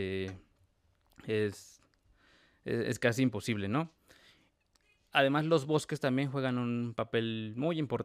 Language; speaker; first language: Spanish; native; Spanish